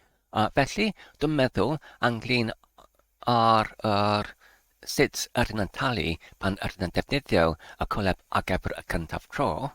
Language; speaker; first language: Welsh; non-native, learner; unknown